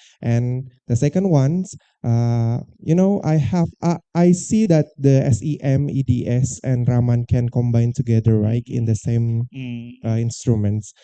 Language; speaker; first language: English; non-native, learner; Indonesian